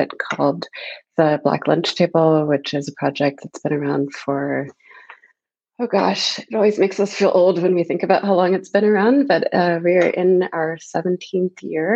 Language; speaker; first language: English; native; English